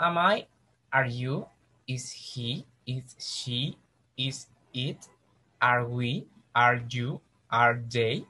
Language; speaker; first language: English; non-native, fluent; Spanish